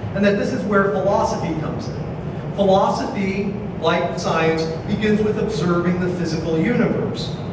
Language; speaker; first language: English; native; English